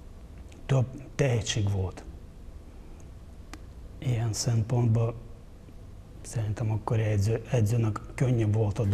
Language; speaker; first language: Hungarian; non-native, fluent; Ukrainian